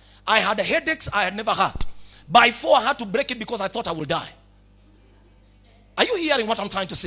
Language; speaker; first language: English; non-native, local second language; Swahili